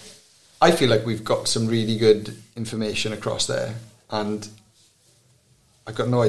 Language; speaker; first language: English; native; English